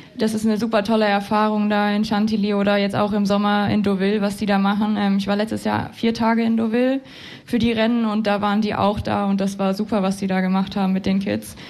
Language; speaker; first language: German; native; German